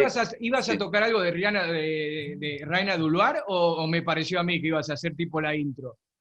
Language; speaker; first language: Spanish; native; Spanish